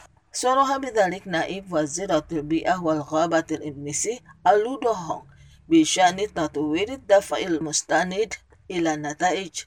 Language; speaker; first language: Arabic; non-native, fluent; Indonesian